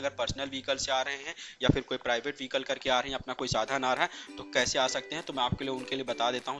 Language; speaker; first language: Hindi; native; Hindi